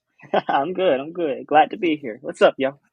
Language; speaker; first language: English; native; English